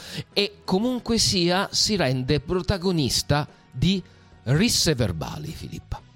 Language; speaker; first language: Italian; native; Italian